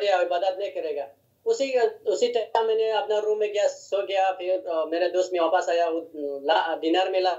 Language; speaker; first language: Hindi; non-native, learner; Hazaragi